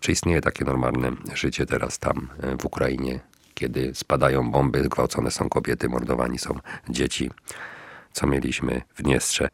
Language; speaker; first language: Polish; native; Polish